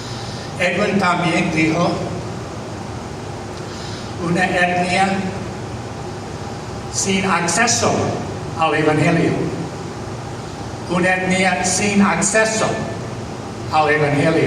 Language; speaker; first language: Spanish; non-native, fluent; English